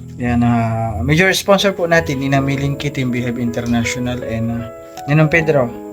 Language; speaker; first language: Filipino; non-native, local second language; Waray